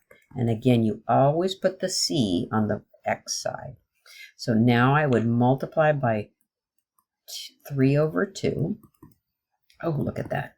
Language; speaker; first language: English; native; English